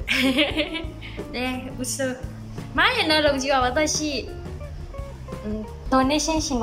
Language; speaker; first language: Japanese; non-native, learner; Burmese